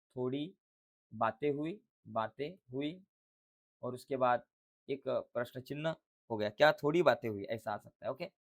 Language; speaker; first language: Hindi; non-native, local second language; Marathi